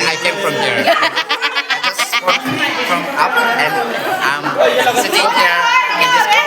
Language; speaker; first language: English; non-native, local second language; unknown